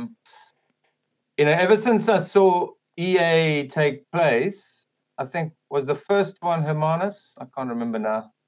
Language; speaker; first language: English; native; English